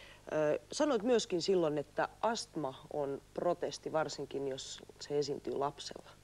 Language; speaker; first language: Finnish; native; Finnish